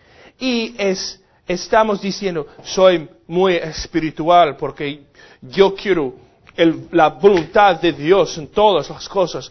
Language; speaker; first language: Spanish; non-native, fluent; English